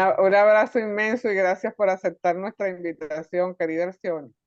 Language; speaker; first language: Spanish; native; Spanish